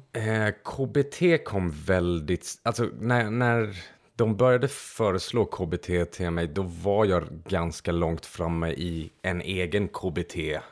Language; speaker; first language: Swedish; early bilingual, other home language; Hungarian